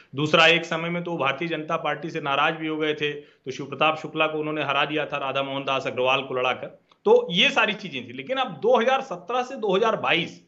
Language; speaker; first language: Hindi; native; Hindi